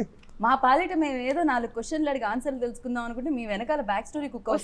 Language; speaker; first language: Telugu; native; Telugu